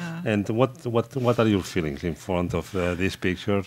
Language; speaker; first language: English; non-native, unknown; Catalan